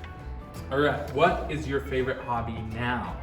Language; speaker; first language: English; native; English